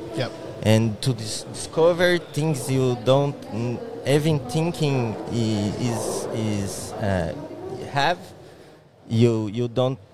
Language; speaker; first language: English; non-native, learner; Portuguese